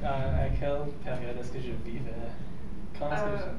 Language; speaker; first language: French; non-native, learner; English